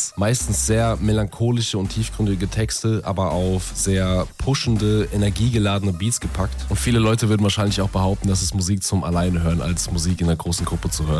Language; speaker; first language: German; early bilingual, other home language; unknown